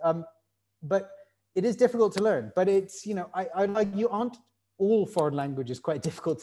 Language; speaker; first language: English; native; English